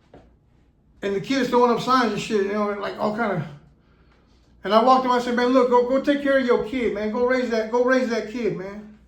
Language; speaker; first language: English; native; English